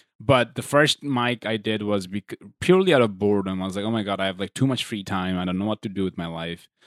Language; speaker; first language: English; non-native, local second language; Bangla